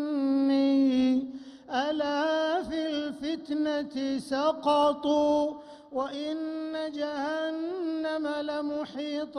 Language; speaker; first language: Arabic; native; Arabic